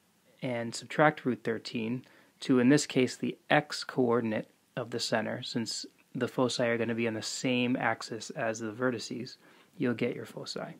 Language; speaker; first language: English; native; English